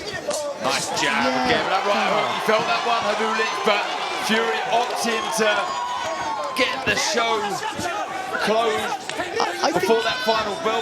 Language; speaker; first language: English; native; English